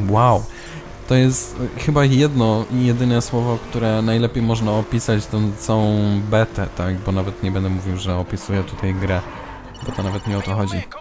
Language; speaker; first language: Polish; native; Polish